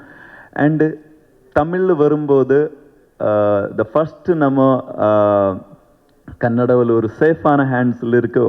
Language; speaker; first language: Tamil; non-native, learner; Kannada